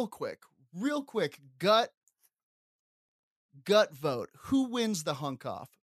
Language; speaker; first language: English; native; English